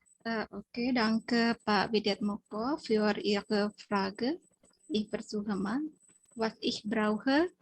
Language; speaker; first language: German; non-native, learner; Indonesian